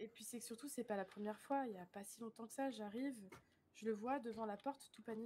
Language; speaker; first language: French; native; French